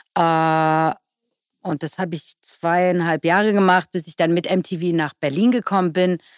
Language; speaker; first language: German; early bilingual, other home language; Persian